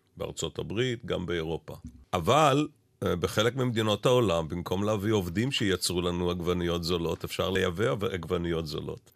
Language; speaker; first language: Hebrew; native; Hebrew